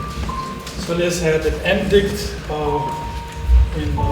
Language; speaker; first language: Danish; non-native, fluent; Central Kurdish